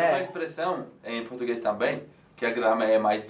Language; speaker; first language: Portuguese; non-native, fluent; English